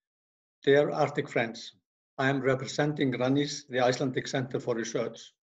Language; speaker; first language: English; non-native, fluent; Icelandic